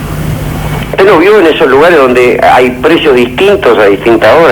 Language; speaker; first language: Spanish; native; Spanish